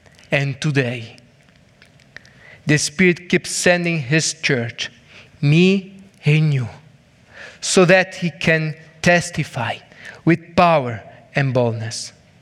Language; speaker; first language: English; non-native, learner; Italian